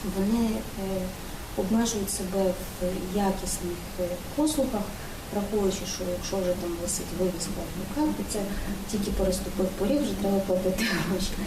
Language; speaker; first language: Ukrainian; native; Ukrainian